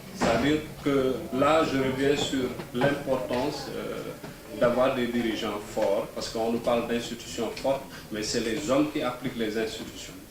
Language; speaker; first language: French; non-native, local second language; Wolof